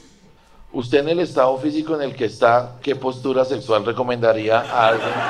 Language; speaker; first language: Spanish; native; Spanish